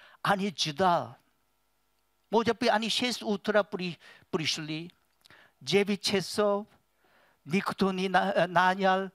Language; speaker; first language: Russian; non-native, learner; Korean